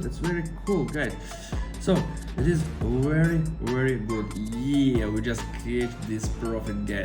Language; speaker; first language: English; non-native, fluent; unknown